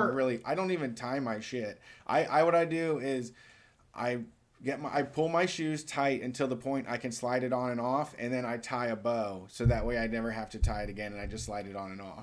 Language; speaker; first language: English; native; English